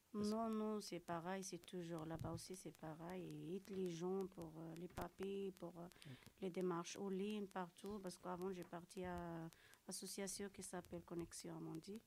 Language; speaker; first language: French; non-native, local second language; Arabic